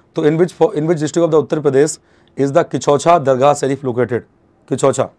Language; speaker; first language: Hindi; native; Hindi